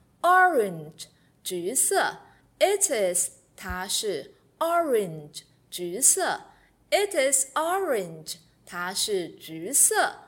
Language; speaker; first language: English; non-native, fluent; Chinese